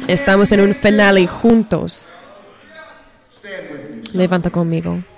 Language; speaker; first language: Spanish; non-native, learner; English